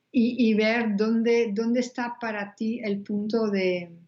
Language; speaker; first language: Spanish; non-native, fluent; Dutch